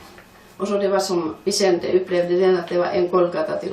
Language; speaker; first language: Swedish; non-native, fluent; Finnish